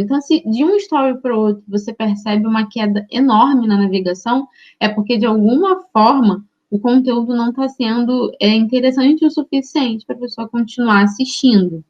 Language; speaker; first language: Portuguese; native; Portuguese